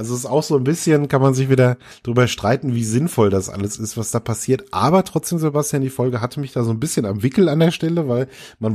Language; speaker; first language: German; native; German